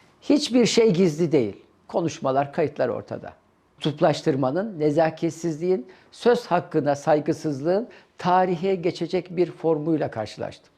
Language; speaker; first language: Turkish; native; Turkish